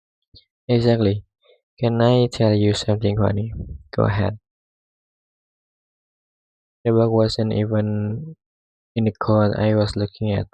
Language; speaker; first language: English; non-native, learner; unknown